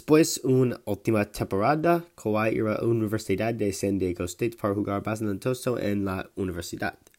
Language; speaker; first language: Spanish; non-native, learner; English